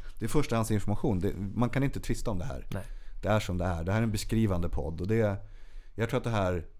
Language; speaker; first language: Swedish; native; Swedish